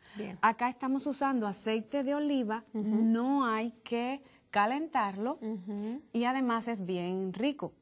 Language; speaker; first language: Spanish; native; Spanish